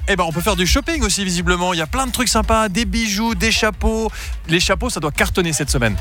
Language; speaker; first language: French; native; French